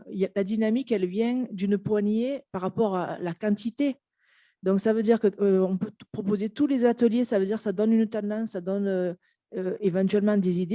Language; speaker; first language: French; native; French